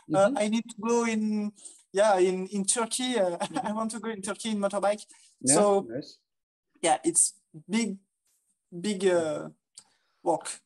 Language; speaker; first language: English; non-native, fluent; French